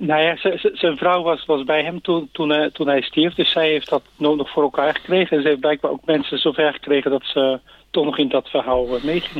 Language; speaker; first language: Dutch; native; Dutch